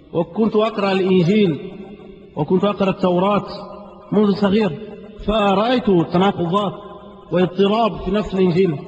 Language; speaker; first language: Arabic; non-native, fluent; Portuguese